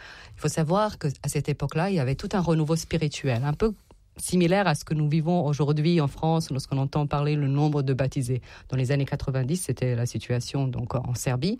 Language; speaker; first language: French; non-native, fluent; Serbian